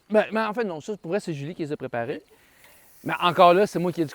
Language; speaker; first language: French; native; French